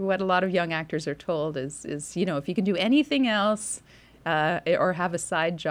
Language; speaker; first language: English; native; English